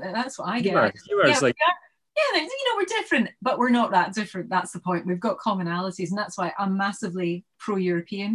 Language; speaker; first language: English; native; English